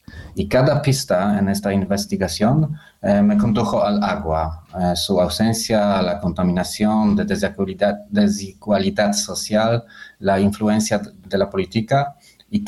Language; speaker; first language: Spanish; non-native, fluent; Polish